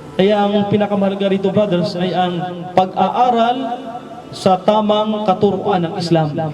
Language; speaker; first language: Filipino; non-native, local second language; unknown